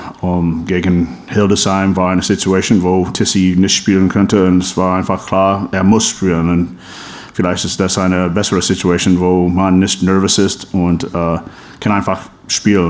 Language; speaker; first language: German; non-native, fluent; English